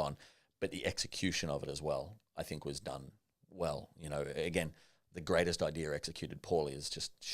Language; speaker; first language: English; native; English